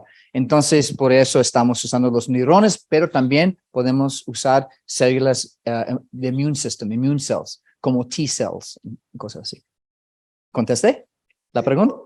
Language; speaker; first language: Spanish; non-native, fluent; English